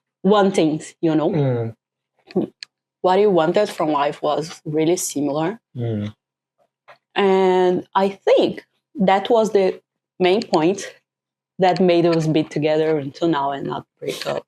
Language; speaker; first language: English; non-native, fluent; Portuguese